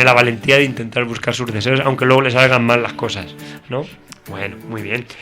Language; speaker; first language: Spanish; native; Spanish